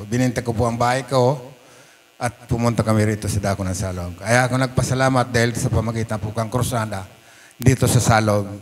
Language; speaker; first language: Filipino; non-native, local second language; Bikol